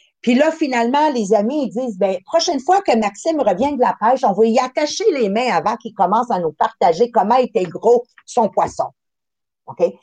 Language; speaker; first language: French; native; French